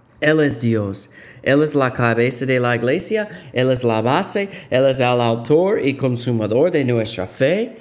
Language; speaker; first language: Spanish; non-native, fluent; English